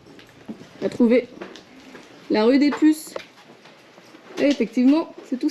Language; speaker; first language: French; native; French